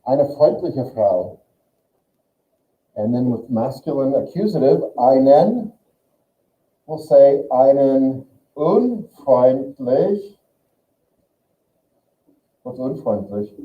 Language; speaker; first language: German; non-native, learner; English